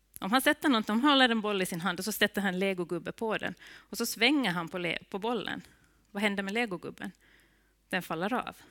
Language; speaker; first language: Swedish; native; Swedish